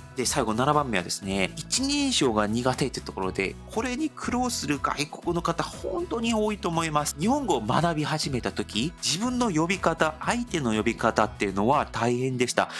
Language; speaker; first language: Japanese; non-native, fluent; Korean